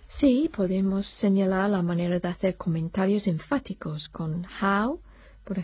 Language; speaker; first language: Spanish; non-native, fluent; English